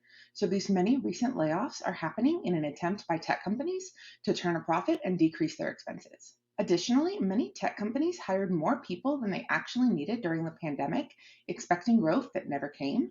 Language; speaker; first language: English; native; English